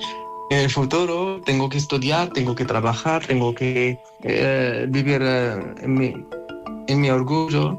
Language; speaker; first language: Spanish; non-native, learner; Arabic